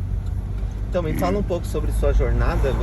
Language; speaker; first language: Portuguese; native; Portuguese